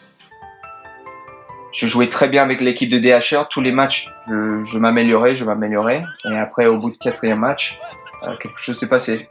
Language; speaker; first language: French; early bilingual, heritage; French